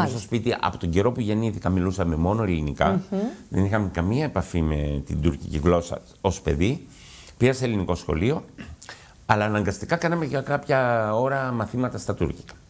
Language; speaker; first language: Greek; early bilingual, heritage; Greek